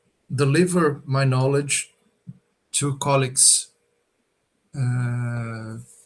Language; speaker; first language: English; non-native, learner; Portuguese